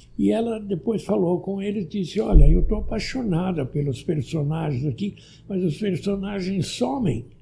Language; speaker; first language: Portuguese; early bilingual, other home language; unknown